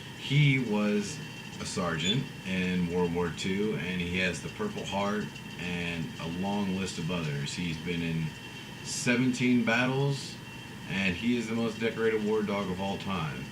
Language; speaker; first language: English; native; English